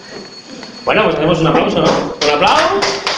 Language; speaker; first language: Spanish; native; Spanish